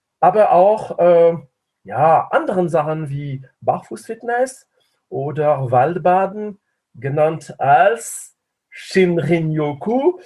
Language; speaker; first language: German; non-native, fluent; French